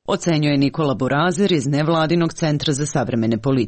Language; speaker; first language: Serbian; native; Serbian